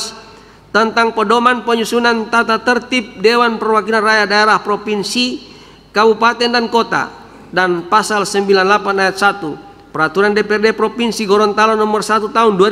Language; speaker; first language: Indonesian; native; Indonesian